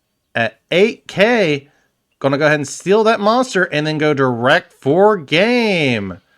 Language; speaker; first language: English; native; English